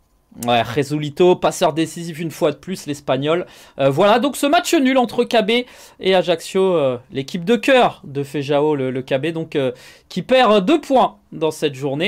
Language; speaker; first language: French; native; French